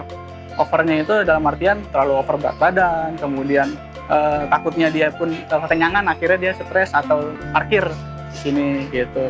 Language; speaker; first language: Indonesian; native; Indonesian